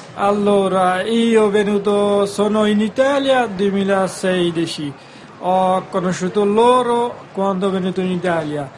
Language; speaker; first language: Italian; non-native, learner; Bangla